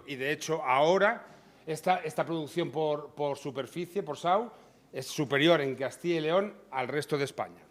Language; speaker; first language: Spanish; native; Spanish